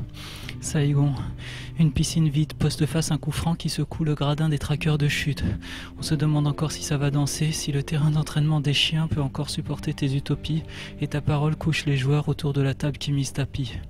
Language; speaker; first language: French; native; French